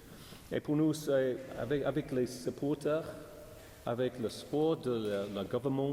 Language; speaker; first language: French; non-native, learner; English